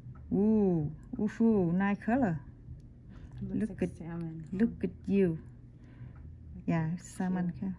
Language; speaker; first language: English; non-native, learner; Vietnamese